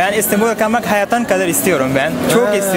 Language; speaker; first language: Turkish; non-native, learner; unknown